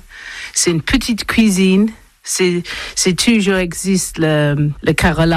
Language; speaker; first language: French; non-native, learner; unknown